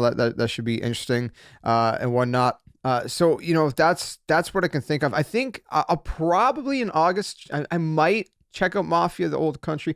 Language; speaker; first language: English; native; English